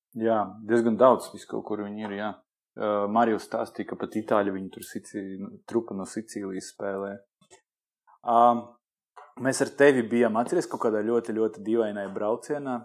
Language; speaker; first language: Latvian; non-native, local second language; Russian